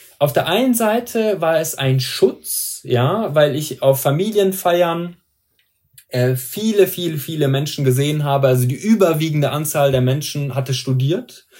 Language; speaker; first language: German; early bilingual, other home language; Persian